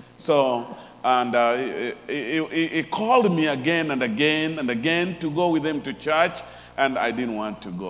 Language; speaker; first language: English; non-native, local second language; Luo (Kenya and Tanzania)